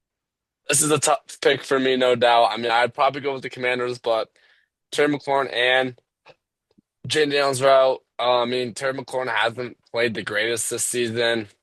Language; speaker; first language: English; native; English